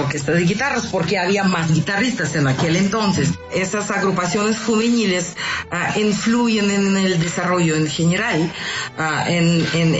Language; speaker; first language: Spanish; non-native, fluent; Russian